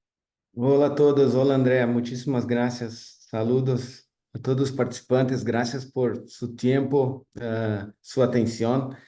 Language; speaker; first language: Spanish; non-native, fluent; Portuguese